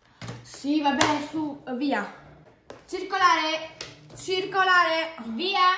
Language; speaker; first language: Italian; native; Italian